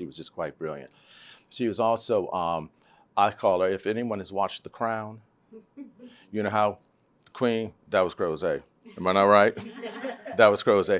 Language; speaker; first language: English; native; English